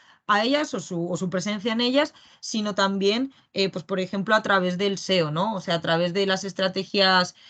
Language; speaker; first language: Spanish; native; Spanish